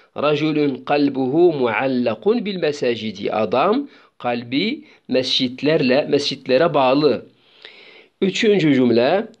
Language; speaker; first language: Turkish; non-native, fluent; Arabic